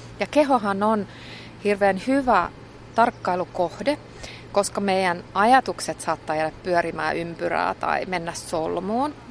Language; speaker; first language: Finnish; native; Finnish